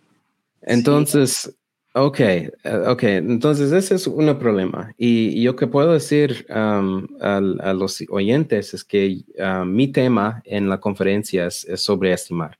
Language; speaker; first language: Spanish; non-native, learner; English